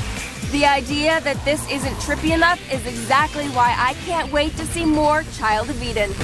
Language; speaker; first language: English; native; English